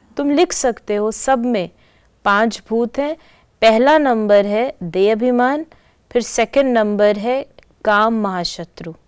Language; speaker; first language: Hindi; native; Hindi